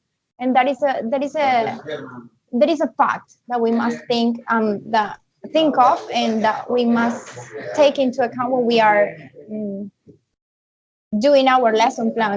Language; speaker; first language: English; non-native, fluent; Spanish